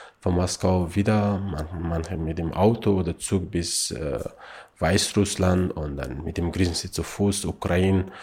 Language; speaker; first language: German; non-native, learner; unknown